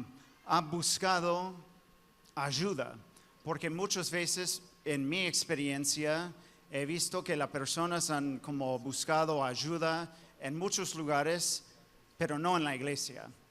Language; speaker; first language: Spanish; non-native, fluent; English